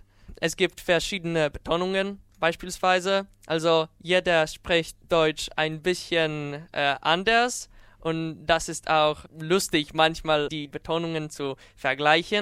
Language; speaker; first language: German; non-native, fluent; Polish